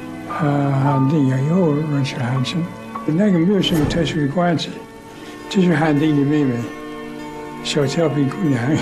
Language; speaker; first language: Chinese; non-native, fluent; English